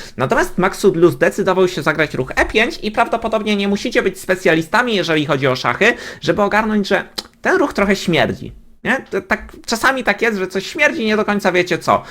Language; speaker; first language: Polish; native; Polish